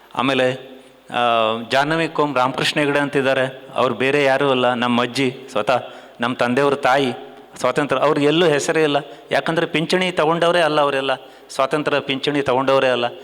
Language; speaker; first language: Kannada; native; Kannada